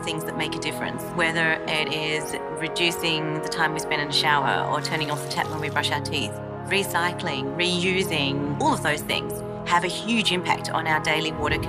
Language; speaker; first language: English; native; English